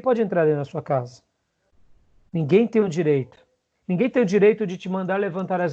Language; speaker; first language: Portuguese; native; Portuguese